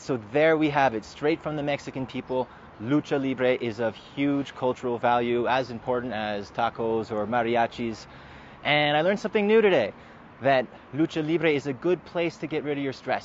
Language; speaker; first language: English; native; English